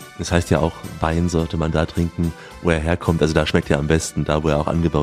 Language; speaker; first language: German; native; German